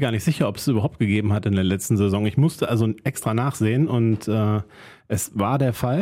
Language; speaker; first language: German; native; German